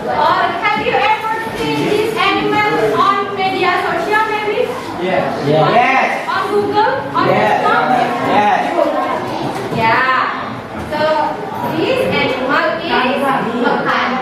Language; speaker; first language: English; non-native, fluent; Indonesian